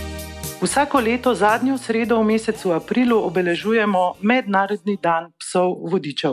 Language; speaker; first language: Slovenian; native; Slovenian